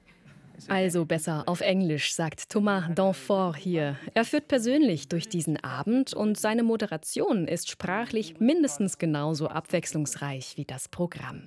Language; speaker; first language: German; native; German